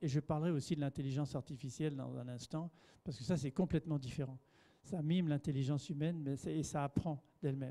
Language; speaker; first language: French; native; French